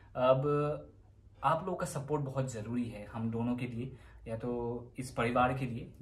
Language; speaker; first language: Hindi; non-native, local second language; Assamese